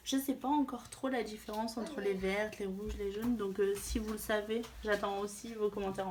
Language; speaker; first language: French; native; French